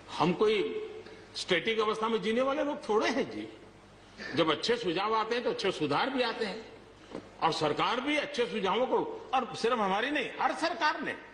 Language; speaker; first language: Hindi; non-native, local second language; Gujarati